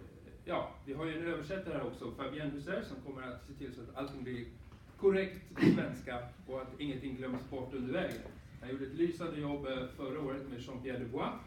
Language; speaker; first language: Swedish; native; Swedish